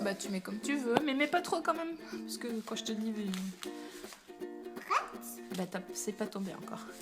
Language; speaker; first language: French; native; French